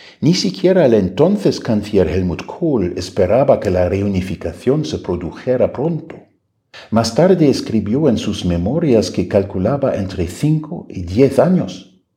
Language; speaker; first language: Spanish; non-native, fluent; German